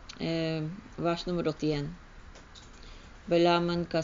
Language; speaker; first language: Norwegian; early bilingual, other home language; Urdu